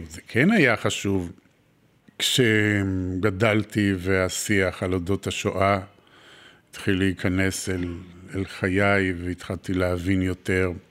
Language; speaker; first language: Hebrew; native; Hebrew